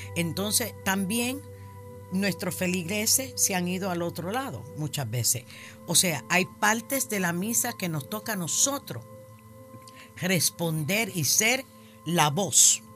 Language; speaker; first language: Spanish; early bilingual, heritage; Spanish